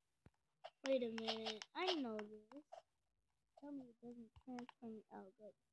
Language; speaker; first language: English; native; English